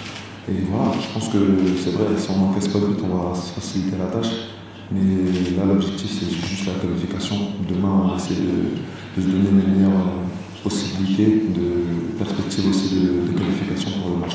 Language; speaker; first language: French; native; French